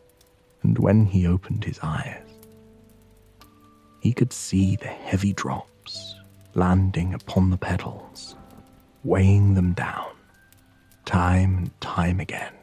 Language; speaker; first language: English; native; English